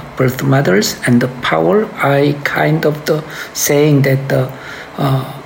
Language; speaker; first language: English; early bilingual, other home language; Korean